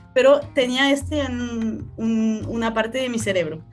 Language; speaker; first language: Spanish; non-native, fluent; French